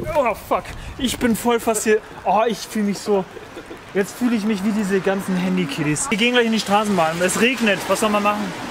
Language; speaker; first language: German; native; German